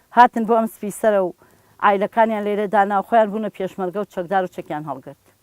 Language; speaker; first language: Central Kurdish; native; Central Kurdish